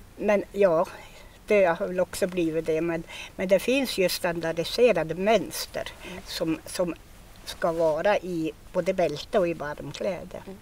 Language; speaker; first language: Swedish; native; Swedish